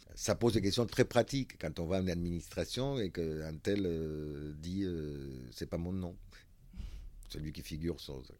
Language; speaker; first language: French; non-native, fluent; Spanish